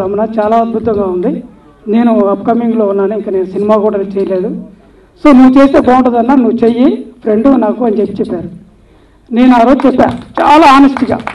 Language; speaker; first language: Telugu; native; Telugu